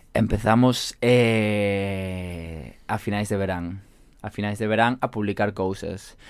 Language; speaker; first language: Galician; non-native, local second language; Spanish